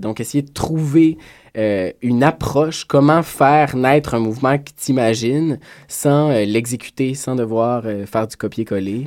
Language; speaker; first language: French; native; French